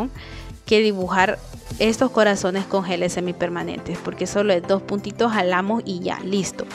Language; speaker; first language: Spanish; native; Spanish